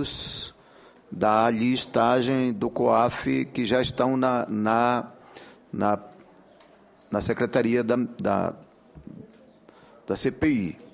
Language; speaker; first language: Portuguese; native; Portuguese